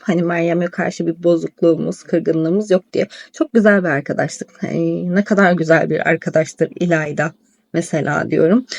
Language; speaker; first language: Turkish; native; Turkish